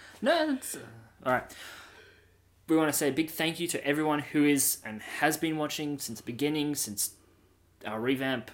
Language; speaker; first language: English; native; English